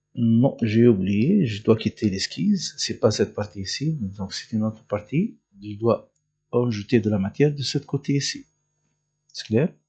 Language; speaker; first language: French; non-native, local second language; Arabic